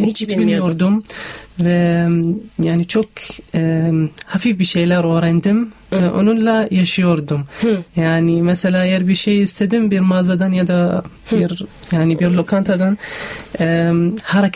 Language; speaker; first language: Turkish; non-native, learner; Arabic